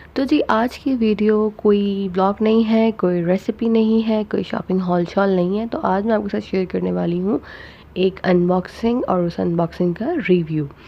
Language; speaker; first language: Urdu; non-native, local second language; Punjabi